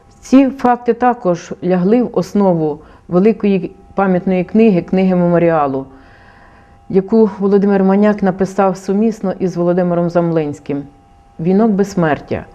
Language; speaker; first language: Ukrainian; native; Ukrainian